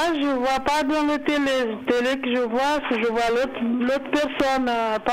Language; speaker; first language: French; non-native, learner; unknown